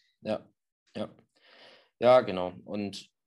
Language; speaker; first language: German; native; German